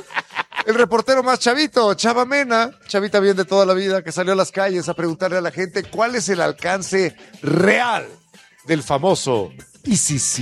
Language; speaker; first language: Spanish; native; Spanish